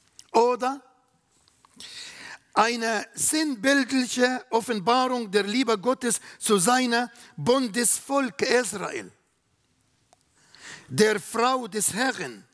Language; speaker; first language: German; non-native, learner; Arabic